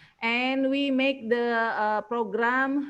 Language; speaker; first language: English; non-native, learner; Indonesian